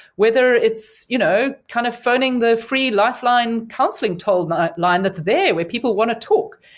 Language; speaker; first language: English; native; English